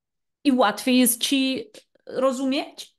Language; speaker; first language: Polish; native; Polish